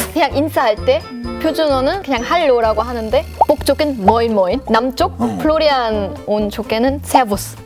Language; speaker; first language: Korean; non-native, fluent; German